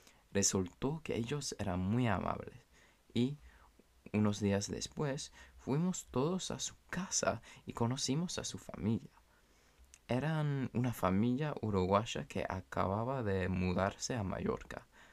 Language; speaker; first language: Spanish; non-native, fluent; English